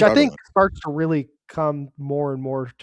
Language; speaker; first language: English; native; English